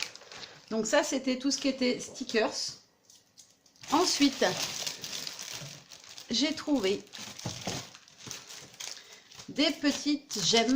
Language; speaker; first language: French; native; French